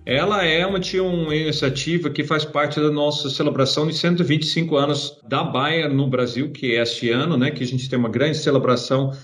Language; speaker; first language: Portuguese; non-native, fluent; German